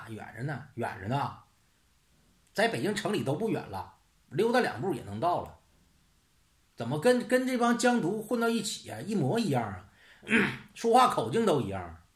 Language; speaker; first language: Chinese; native; Chinese